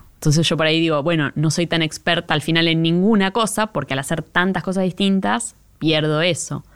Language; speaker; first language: Spanish; native; Spanish